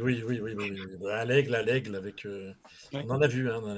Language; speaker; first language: French; native; French